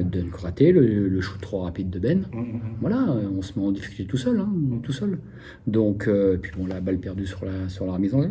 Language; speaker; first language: French; native; French